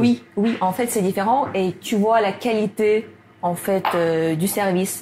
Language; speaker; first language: French; non-native, fluent; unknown